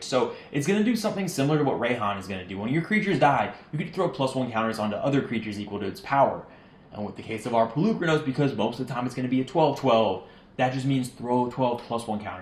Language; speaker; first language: English; native; English